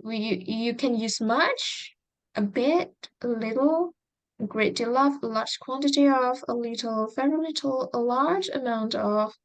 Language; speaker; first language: English; non-native, fluent; Indonesian